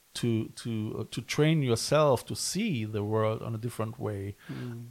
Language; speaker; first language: English; non-native, fluent; German